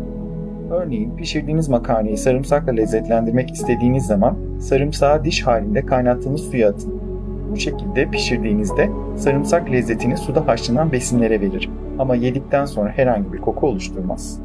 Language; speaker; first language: Turkish; native; Turkish